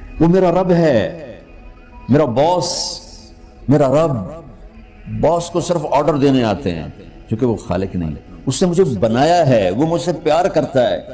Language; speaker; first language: Urdu; non-native, local second language; Punjabi